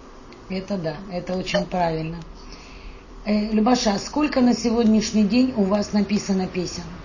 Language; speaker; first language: Russian; native; Russian